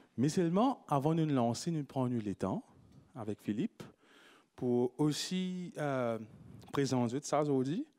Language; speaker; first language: French; non-native, local second language; Morisyen